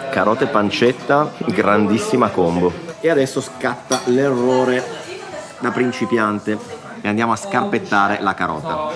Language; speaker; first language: Italian; native; Italian